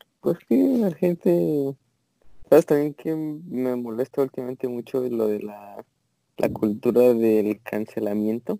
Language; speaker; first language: Spanish; native; Spanish